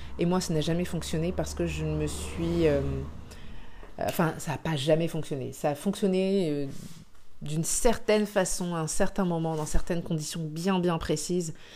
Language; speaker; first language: French; native; French